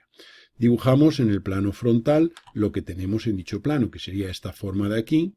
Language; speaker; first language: Spanish; native; Spanish